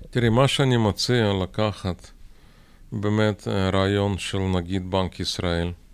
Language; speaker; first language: Hebrew; non-native, fluent; Russian